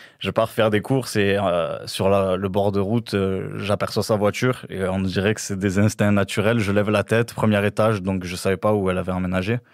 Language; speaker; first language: French; native; French